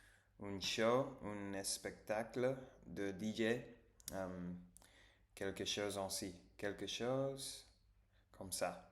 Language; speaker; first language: French; non-native, learner; English